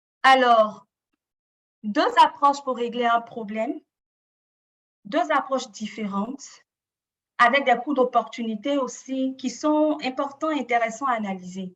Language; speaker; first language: French; native; French